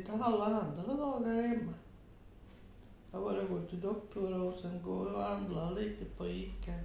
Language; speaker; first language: Swedish; non-native, fluent; Portuguese